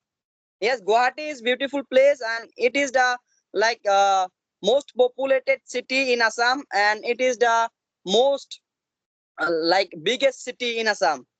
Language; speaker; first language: English; non-native, learner; Assamese